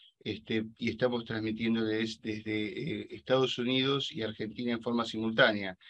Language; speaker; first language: Spanish; native; Spanish